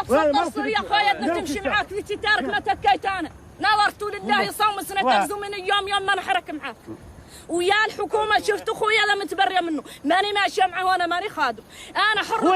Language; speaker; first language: Arabic; native; Arabic